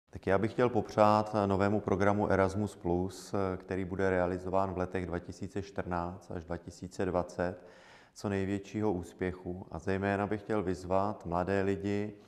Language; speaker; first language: Czech; native; Czech